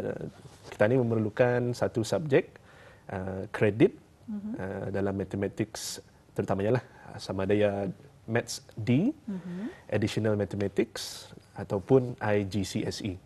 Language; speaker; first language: Malay; native; Malay